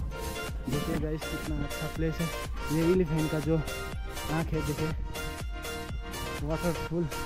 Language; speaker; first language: Hindi; non-native, local second language; Nepali